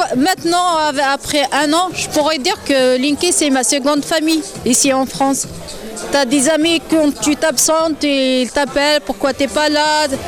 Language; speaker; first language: French; non-native, local second language; Arabic